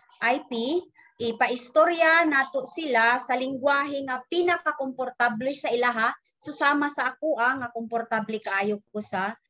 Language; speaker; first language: Cebuano; non-native, local second language; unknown